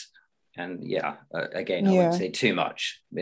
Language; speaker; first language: English; native; English